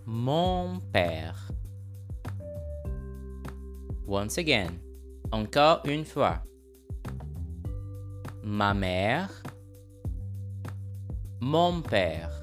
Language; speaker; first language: French; non-native, learner; Portuguese